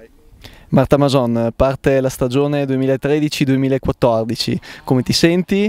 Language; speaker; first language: Italian; native; Italian